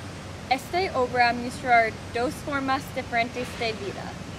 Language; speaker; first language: Spanish; non-native, learner; English